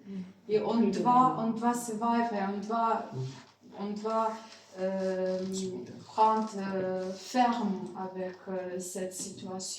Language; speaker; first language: French; non-native, learner; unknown